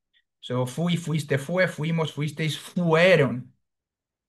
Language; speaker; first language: Spanish; non-native, fluent; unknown